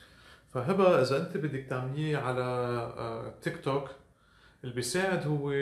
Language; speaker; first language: Arabic; native; Arabic